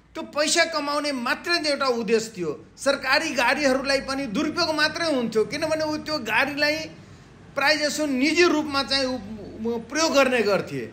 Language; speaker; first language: Nepali; non-native, local second language; Maithili